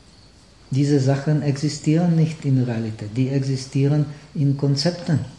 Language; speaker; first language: German; non-native, fluent; Czech